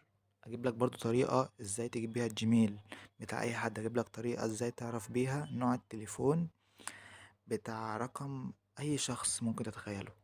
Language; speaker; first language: Arabic; native; Arabic